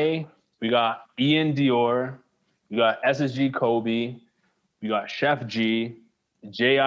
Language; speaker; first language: English; native; English